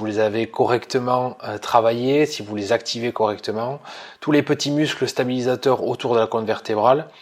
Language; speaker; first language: French; native; French